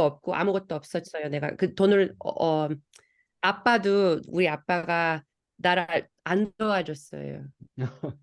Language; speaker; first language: Korean; early bilingual, heritage; Korean